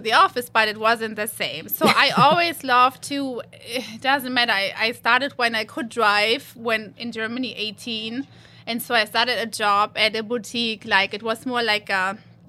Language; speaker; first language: English; non-native, fluent; German